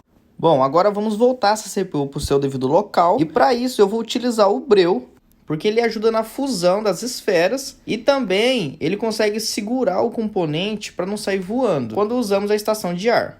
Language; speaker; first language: Portuguese; native; Portuguese